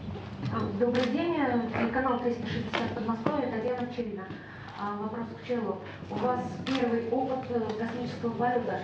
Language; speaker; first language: Russian; native; Russian